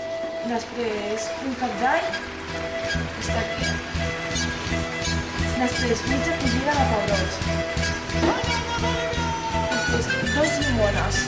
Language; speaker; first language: Catalan; early bilingual, other home language; Spanish